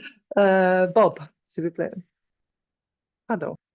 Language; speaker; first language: French; non-native, learner; English